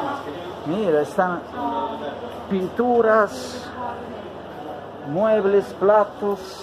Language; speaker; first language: Spanish; non-native, fluent; Italian